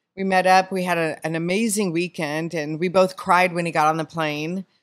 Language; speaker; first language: English; native; English